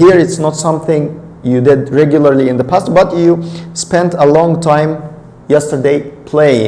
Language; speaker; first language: English; non-native, fluent; Arabic